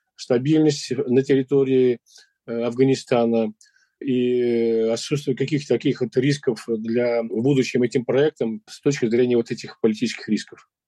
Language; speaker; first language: Russian; non-native, local second language; Uzbek